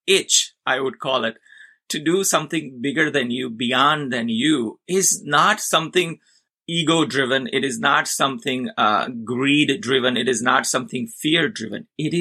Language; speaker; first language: English; non-native, local second language; Gujarati